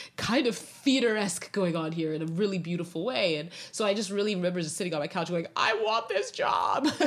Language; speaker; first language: English; native; English